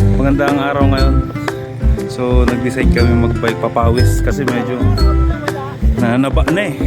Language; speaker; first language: Filipino; native; Filipino